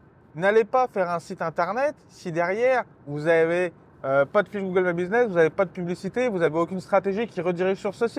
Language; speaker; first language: French; native; French